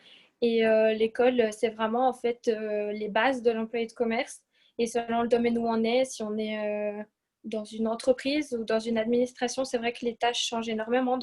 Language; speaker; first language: French; early bilingual, other home language; Portuguese